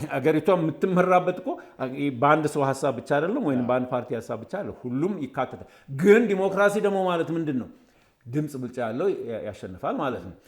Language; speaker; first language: Amharic; native; Amharic